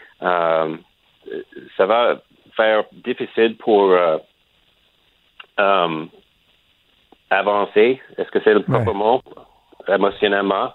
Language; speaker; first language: French; non-native, learner; English